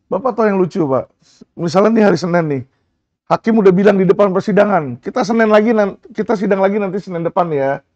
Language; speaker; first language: Indonesian; native; Indonesian